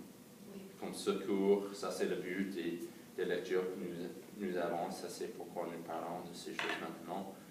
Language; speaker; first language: French; non-native, fluent; English